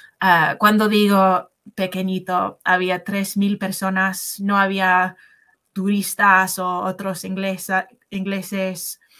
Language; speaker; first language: Spanish; non-native, learner; English